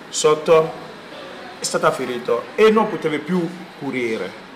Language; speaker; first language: Italian; non-native, learner; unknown